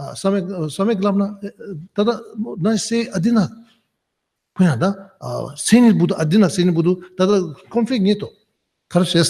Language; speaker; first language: Russian; non-native, learner; Tibetan